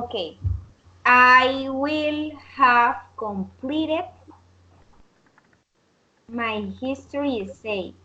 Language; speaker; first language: English; non-native, learner; Spanish